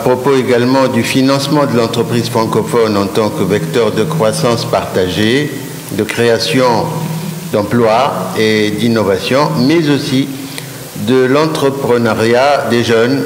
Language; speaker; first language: French; non-native, local second language; Arabic